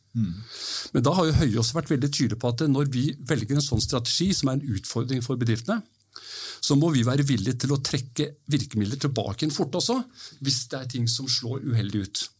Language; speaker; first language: Norwegian; early bilingual, heritage; Norwegian